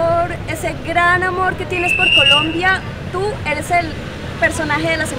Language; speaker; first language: Spanish; native; Spanish